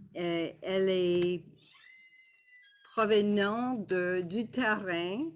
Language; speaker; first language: French; non-native, local second language; English